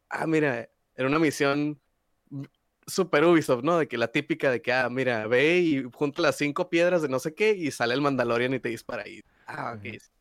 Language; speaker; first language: Spanish; native; Spanish